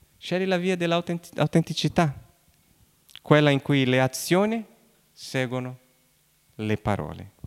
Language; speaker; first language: Italian; non-native, fluent; Portuguese